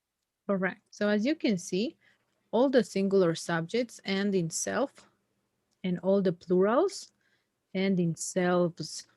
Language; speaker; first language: English; non-native, fluent; Spanish